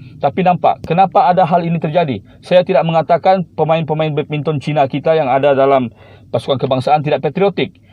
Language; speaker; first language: Malay; native; Malay